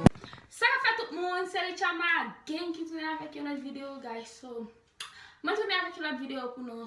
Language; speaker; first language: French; non-native, learner; Haitian Creole